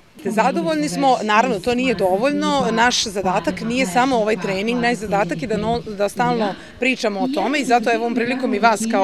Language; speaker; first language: Serbian; native; Serbian